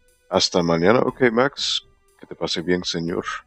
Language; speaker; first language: Spanish; non-native, fluent; English